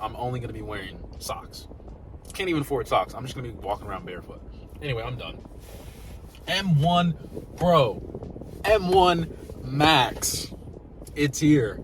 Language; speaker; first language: English; native; English